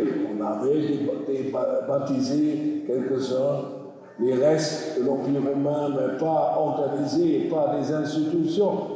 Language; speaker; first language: French; non-native, learner; German